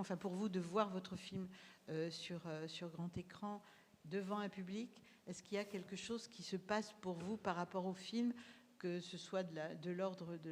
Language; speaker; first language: French; native; French